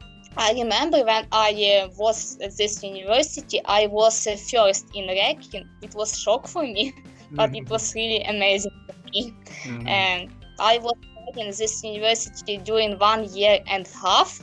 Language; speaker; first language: English; non-native, learner; Ukrainian